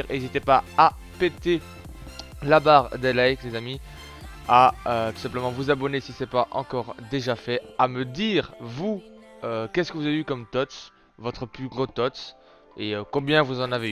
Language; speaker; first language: French; native; French